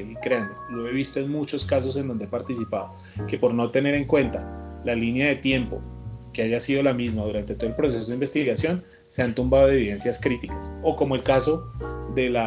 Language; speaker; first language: Spanish; native; Spanish